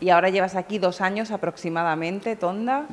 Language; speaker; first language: Spanish; native; Spanish